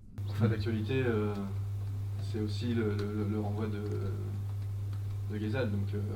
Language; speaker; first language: French; native; French